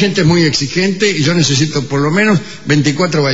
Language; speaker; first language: Spanish; native; Spanish